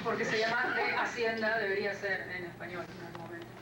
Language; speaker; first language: Spanish; native; Spanish